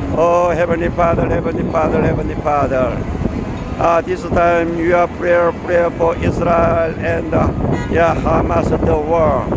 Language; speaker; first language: English; non-native, learner; Korean